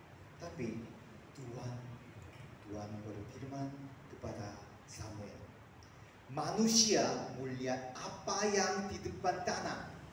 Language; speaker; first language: Indonesian; non-native, fluent; Korean